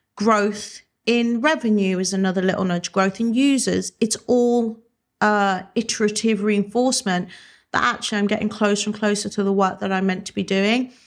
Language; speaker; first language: English; native; English